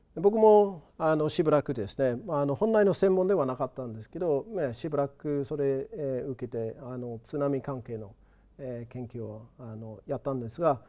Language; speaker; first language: Japanese; non-native, fluent; English